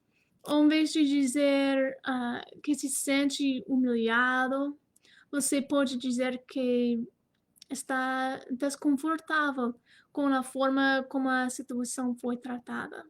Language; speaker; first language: Portuguese; non-native, fluent; English